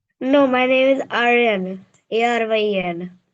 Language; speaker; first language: English; non-native, learner; Hindi